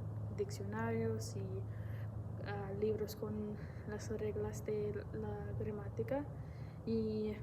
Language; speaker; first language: Spanish; non-native, fluent; English